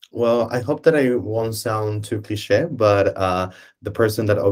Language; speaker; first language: English; non-native, fluent; Spanish